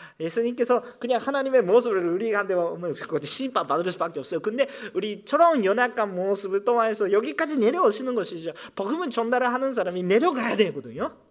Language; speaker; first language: Korean; non-native, fluent; Japanese